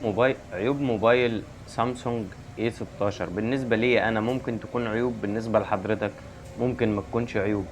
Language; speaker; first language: Arabic; native; Arabic